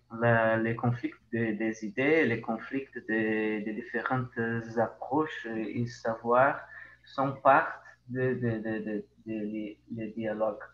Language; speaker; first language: French; non-native, learner; Portuguese